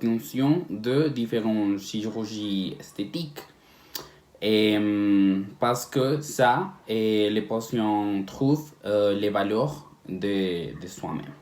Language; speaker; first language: French; non-native, learner; Spanish